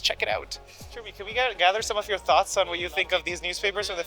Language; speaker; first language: English; native; English